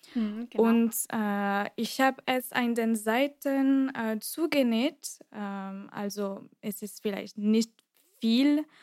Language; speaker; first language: German; non-native, fluent; French